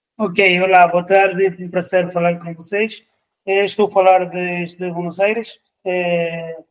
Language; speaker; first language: Portuguese; non-native, fluent; Spanish